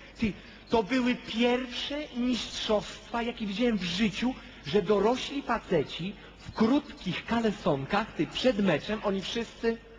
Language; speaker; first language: Polish; native; Polish